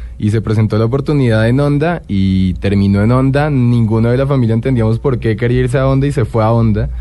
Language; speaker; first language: Spanish; native; Spanish